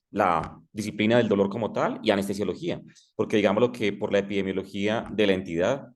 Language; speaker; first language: Spanish; native; Spanish